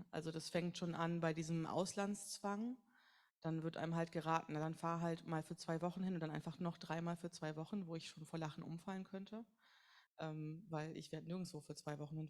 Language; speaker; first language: German; native; German